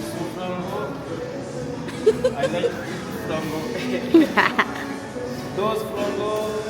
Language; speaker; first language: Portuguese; non-native, learner; French